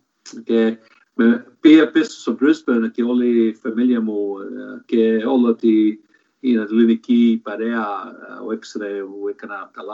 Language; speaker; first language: Greek; early bilingual, heritage; Greek